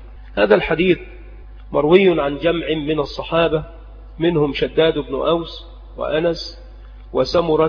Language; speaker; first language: Arabic; native; Arabic